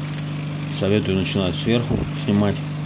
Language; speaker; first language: Russian; native; Russian